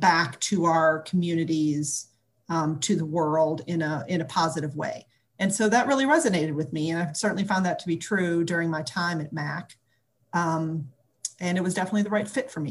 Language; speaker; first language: English; native; English